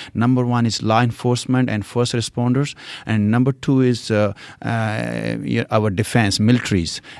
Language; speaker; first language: English; non-native, local second language; Punjabi